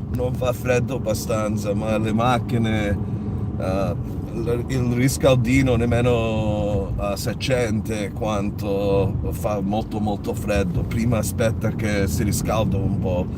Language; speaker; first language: Italian; early bilingual, other home language; English